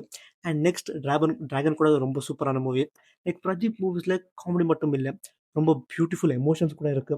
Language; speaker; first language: Tamil; non-native, learner; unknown